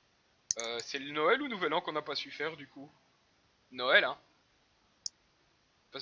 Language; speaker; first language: French; native; French